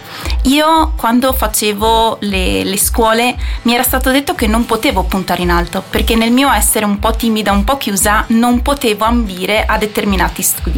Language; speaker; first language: Italian; native; Italian